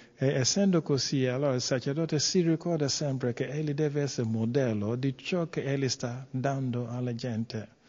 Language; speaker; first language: Italian; non-native, fluent; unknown